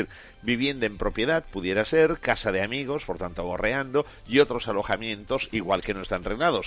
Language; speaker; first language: Spanish; native; Spanish